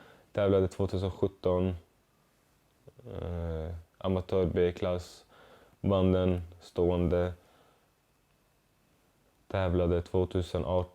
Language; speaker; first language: Swedish; non-native, fluent; Arabic